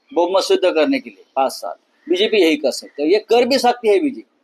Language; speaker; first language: Hindi; non-native, local second language; Marathi